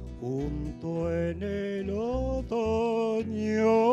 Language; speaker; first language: Spanish; native; Spanish